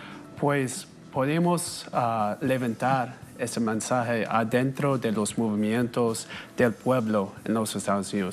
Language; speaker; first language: Spanish; non-native, fluent; English